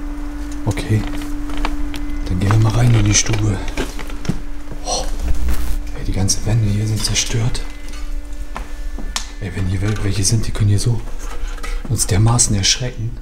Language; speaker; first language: German; native; German